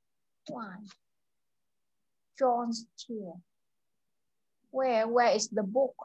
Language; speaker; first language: English; non-native, fluent; Vietnamese